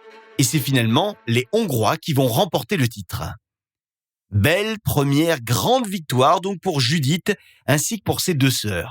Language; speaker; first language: French; native; French